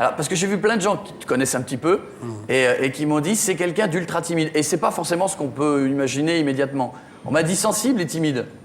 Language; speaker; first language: French; native; French